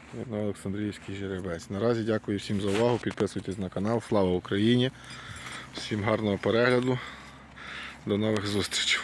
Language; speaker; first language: Ukrainian; native; Ukrainian